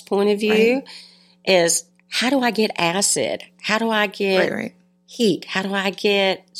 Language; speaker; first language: English; native; English